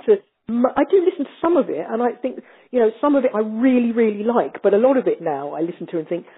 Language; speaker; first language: English; native; English